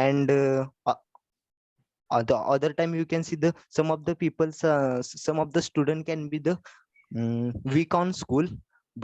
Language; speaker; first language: English; non-native, learner; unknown